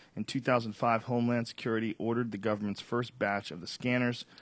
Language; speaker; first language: English; early bilingual, other home language; Italian